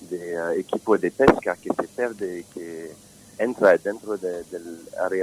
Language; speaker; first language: Spanish; non-native, fluent; French